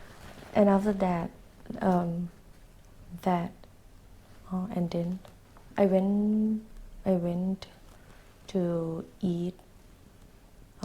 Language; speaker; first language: English; non-native, learner; Thai